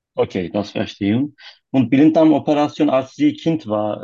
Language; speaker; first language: German; non-native, learner; Turkish